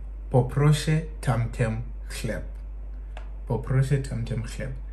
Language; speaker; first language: Polish; non-native, learner; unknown